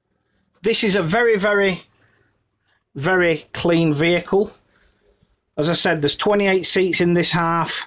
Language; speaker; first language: English; native; English